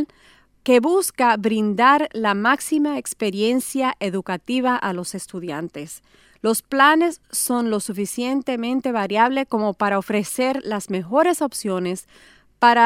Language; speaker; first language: Spanish; native; Spanish